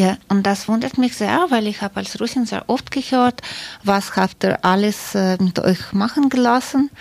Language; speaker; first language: German; non-native, fluent; Russian